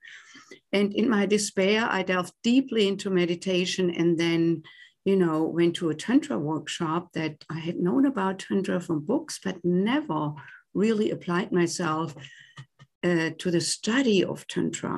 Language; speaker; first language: English; non-native, fluent; German